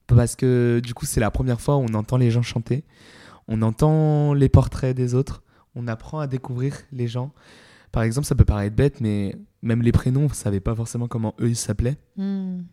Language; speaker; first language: French; native; French